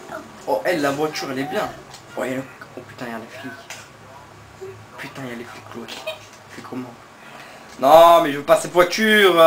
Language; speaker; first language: French; native; French